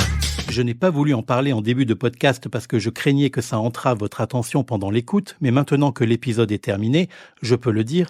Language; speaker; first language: French; native; French